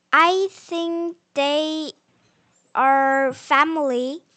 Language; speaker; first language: English; non-native, learner; Korean